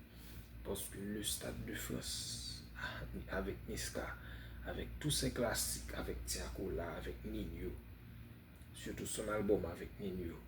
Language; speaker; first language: French; non-native, fluent; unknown